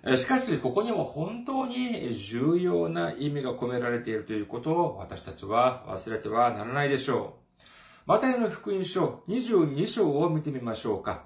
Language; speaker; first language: Japanese; non-native, fluent; Korean